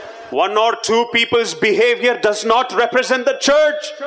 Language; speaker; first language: English; non-native, local second language; Tamil